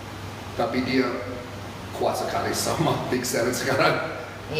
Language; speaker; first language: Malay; non-native, fluent; English